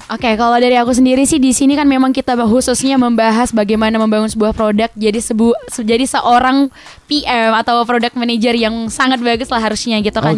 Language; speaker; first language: Indonesian; native; Indonesian